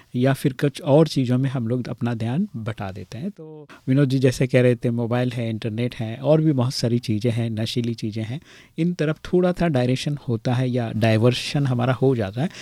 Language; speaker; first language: Hindi; native; Hindi